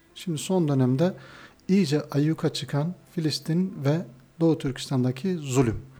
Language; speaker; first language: Turkish; native; Turkish